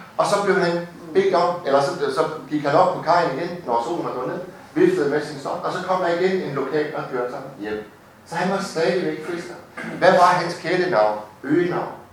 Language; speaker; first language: Danish; native; Danish